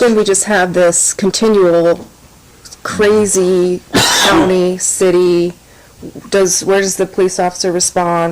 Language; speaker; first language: English; native; English